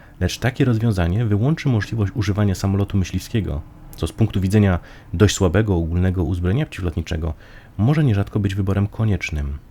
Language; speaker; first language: Polish; native; Polish